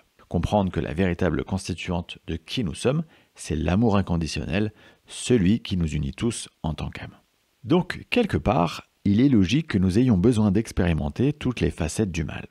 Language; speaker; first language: French; native; French